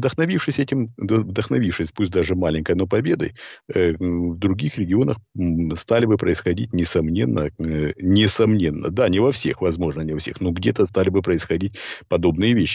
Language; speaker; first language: Russian; native; Russian